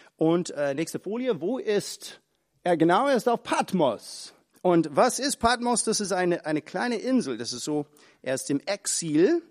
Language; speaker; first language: German; non-native, fluent; English